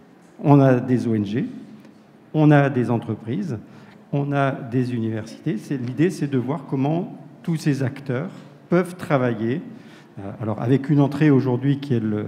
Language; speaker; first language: French; native; French